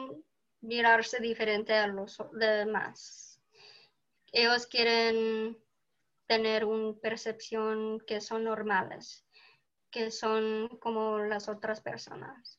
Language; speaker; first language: Spanish; early bilingual, heritage; Spanish